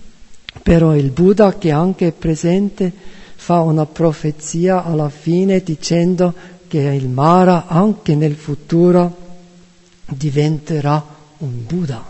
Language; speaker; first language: Italian; non-native, fluent; German